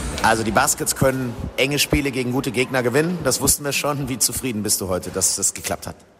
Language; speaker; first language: German; native; German